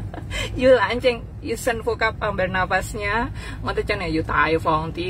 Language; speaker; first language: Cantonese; non-native, fluent; Indonesian